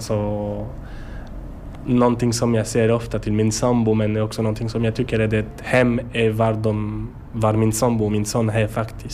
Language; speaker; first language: Swedish; non-native, learner; French